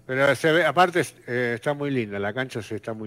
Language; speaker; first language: Spanish; native; Spanish